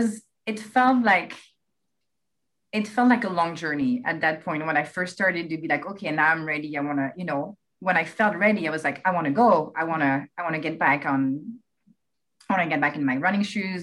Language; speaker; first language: English; non-native, fluent; French